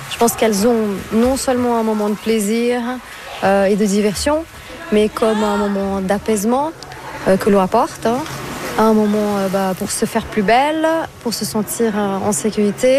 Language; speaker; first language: French; non-native, fluent; Portuguese